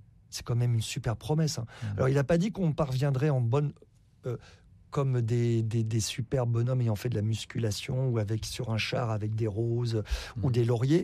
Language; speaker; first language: French; native; French